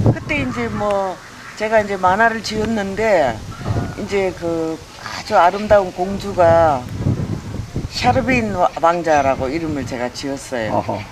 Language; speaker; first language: Korean; native; Korean